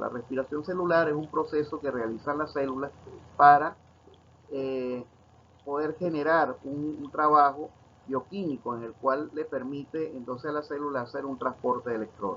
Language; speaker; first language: Spanish; native; Spanish